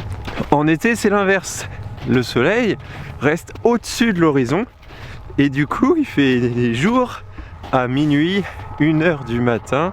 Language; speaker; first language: French; native; French